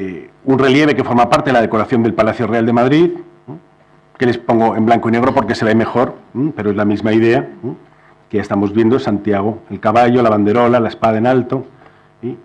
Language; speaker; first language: Spanish; native; Spanish